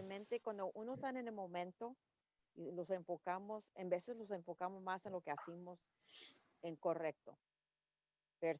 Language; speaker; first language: Spanish; early bilingual, heritage; English